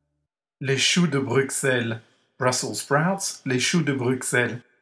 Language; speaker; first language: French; non-native, fluent; English